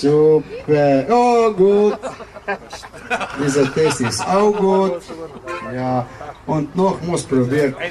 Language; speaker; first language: German; non-native, learner; Slovenian